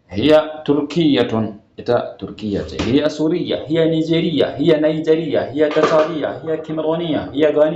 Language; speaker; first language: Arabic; non-native, fluent; Hausa